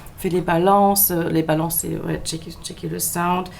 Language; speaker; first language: French; non-native, fluent; German